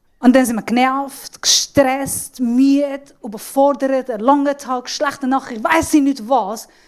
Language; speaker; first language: German; non-native, fluent; Persian